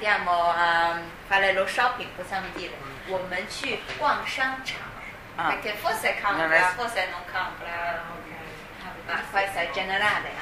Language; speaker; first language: Italian; non-native, learner; Chinese